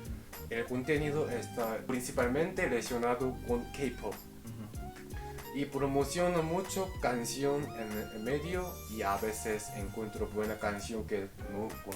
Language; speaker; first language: Spanish; non-native, fluent; Korean